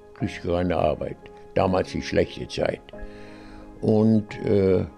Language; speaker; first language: German; native; German